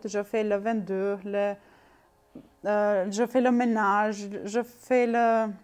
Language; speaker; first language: French; non-native, learner; Albanian